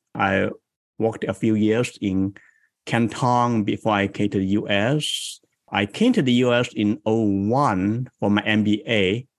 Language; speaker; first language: English; non-native, fluent; Chinese